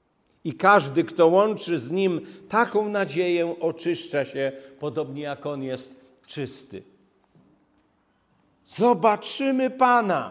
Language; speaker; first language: Polish; native; Polish